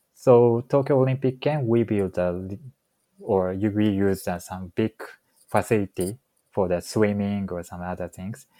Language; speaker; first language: English; non-native, fluent; Japanese